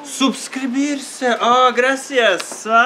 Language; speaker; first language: Spanish; non-native, learner; Serbian